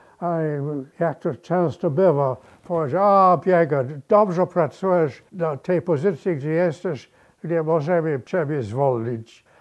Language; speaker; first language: Polish; early bilingual, other home language; English